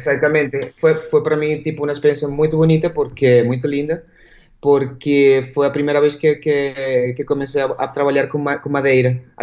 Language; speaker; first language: Portuguese; non-native, learner; Spanish